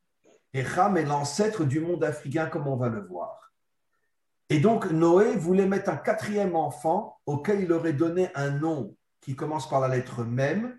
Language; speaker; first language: French; native; French